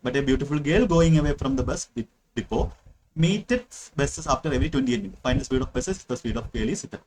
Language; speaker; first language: English; non-native, local second language; Malayalam